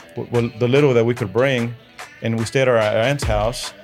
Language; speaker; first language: English; early bilingual, other home language; Spanish